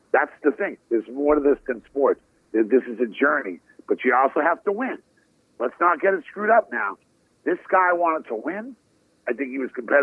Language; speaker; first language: English; native; English